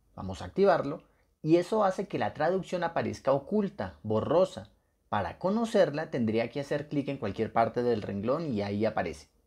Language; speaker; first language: Spanish; native; Spanish